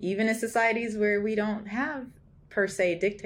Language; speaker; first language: English; native; English